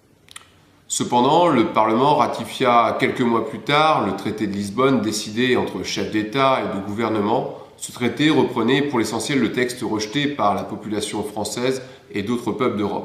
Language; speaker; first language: French; native; French